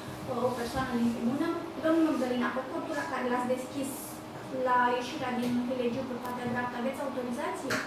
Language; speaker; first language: Romanian; native; Romanian